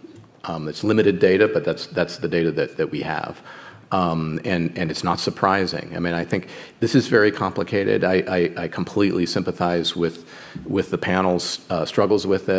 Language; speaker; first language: English; native; English